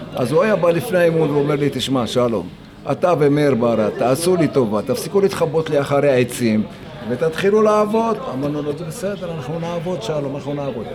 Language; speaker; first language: Hebrew; native; Hebrew